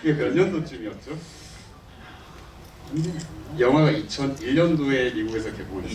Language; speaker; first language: Korean; native; Korean